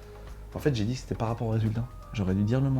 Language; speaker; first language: French; native; French